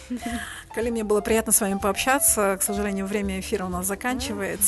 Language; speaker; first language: Russian; native; Russian